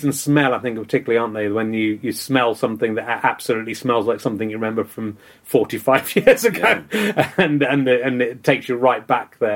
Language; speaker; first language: English; native; English